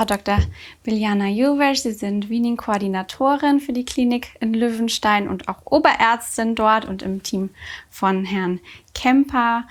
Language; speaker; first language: German; native; German